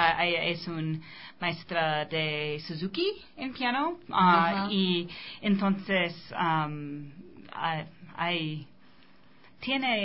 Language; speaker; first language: Spanish; non-native, learner; English